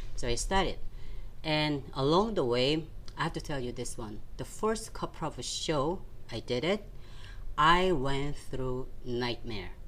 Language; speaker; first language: English; non-native, fluent; Korean